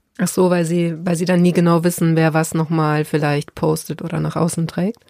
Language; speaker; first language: German; native; German